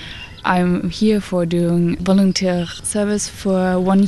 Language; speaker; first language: English; non-native, fluent; German